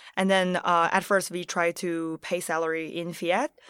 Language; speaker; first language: English; early bilingual, other home language; Chinese